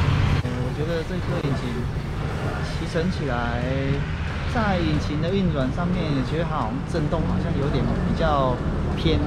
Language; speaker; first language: Chinese; native; Chinese